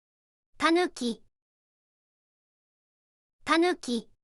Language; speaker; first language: Japanese; native; Japanese